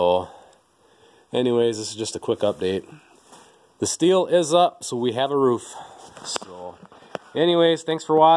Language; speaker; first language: English; native; English